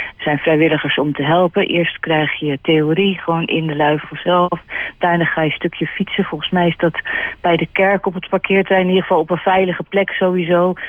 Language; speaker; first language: Dutch; native; Dutch